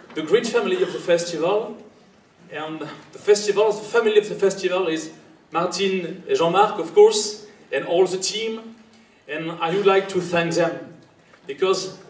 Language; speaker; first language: English; non-native, fluent; French